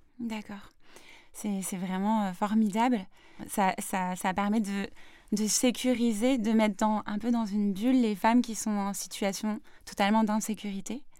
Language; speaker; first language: French; native; French